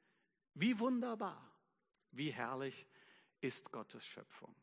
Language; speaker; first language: German; native; German